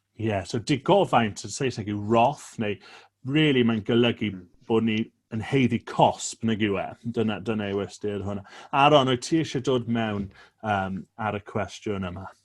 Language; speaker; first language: Welsh; native; Welsh